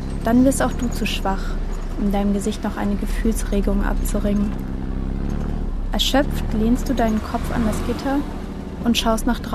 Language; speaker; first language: German; native; German